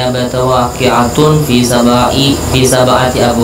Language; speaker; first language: Arabic; non-native, learner; Indonesian